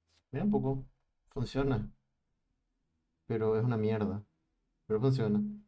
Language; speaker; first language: Spanish; native; Spanish